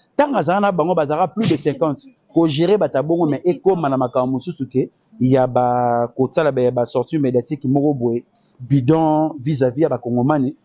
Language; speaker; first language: Lingala; native; Lingala